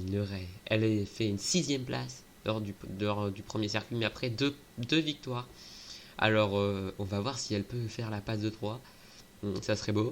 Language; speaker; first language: French; native; French